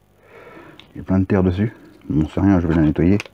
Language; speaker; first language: French; native; French